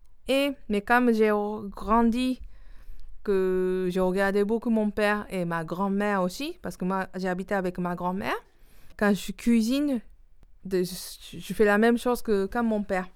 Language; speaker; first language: French; non-native, learner; Japanese